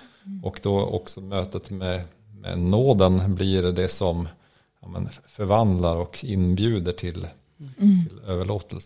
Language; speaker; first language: Swedish; native; Swedish